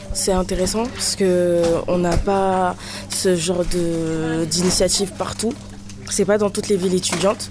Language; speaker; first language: French; non-native, fluent; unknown